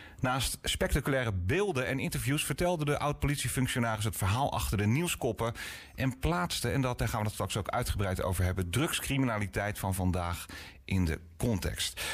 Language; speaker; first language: Dutch; native; Dutch